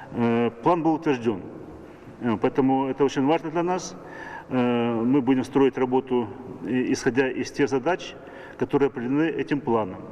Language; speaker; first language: Russian; native; Russian